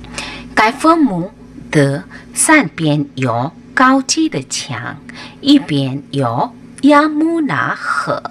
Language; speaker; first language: Chinese; non-native, fluent; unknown